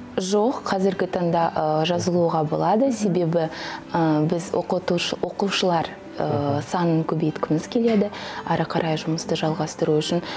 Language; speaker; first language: Kazakh; native; Kazakh